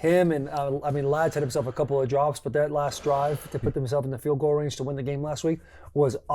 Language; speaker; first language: English; native; English